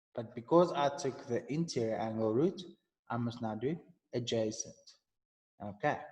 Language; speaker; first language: English; non-native, local second language; Afrikaans